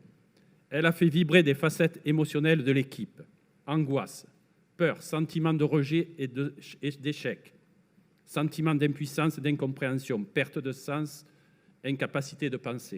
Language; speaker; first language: French; native; French